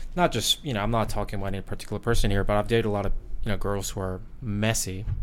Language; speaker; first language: English; non-native, fluent; Korean